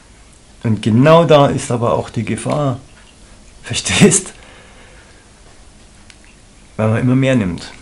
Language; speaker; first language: German; native; German